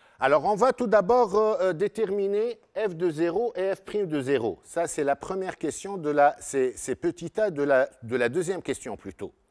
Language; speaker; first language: French; non-native, local second language; Arabic